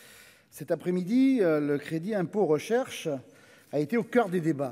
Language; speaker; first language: French; native; French